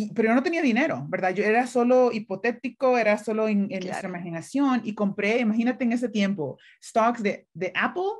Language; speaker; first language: Spanish; native; Spanish